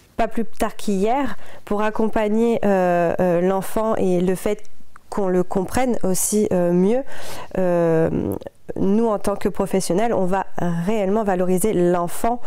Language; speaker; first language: French; native; French